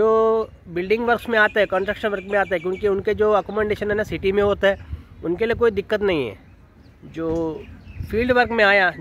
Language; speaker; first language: Hindi; non-native, local second language; Telugu